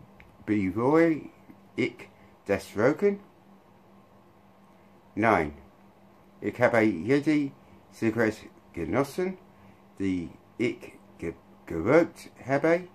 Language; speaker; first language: German; non-native, learner; English